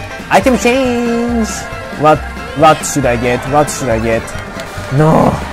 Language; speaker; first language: English; non-native, learner; Japanese